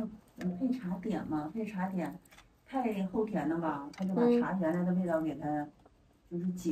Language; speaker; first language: Chinese; native; Chinese